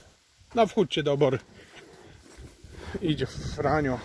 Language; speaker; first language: Polish; native; Polish